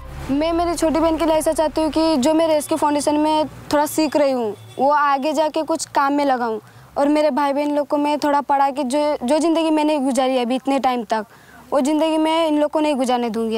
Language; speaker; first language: Hindi; native; Hindi